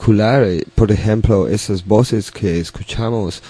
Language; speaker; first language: Spanish; non-native, learner; English